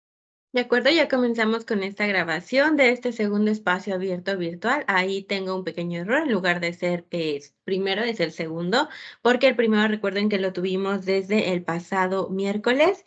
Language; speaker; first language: Spanish; native; Spanish